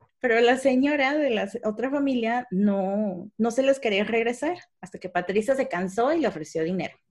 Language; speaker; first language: Spanish; native; Spanish